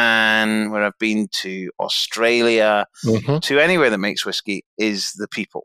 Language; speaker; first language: English; native; English